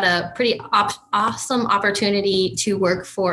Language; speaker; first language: English; native; English